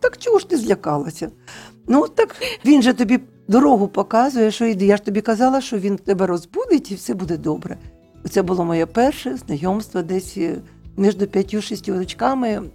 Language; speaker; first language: Ukrainian; non-native, local second language; Russian